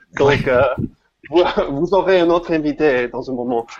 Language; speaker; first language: French; non-native, fluent; English